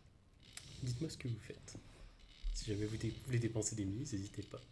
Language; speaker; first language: French; native; French